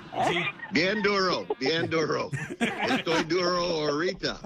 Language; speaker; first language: Spanish; non-native, learner; English